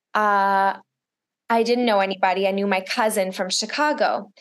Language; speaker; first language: English; early bilingual, other home language; Russian